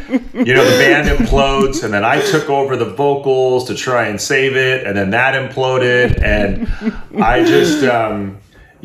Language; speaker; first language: English; native; English